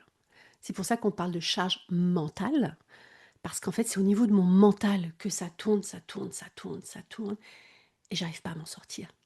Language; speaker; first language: French; native; French